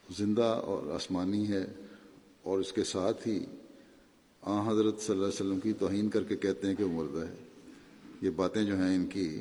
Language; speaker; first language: Urdu; native; Urdu